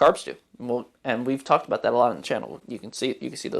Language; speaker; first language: English; native; English